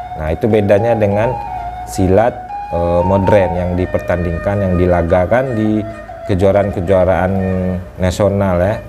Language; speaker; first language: Indonesian; non-native, local second language; Minangkabau